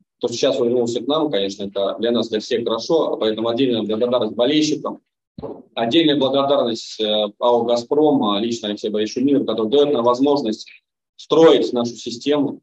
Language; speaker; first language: Russian; native; Russian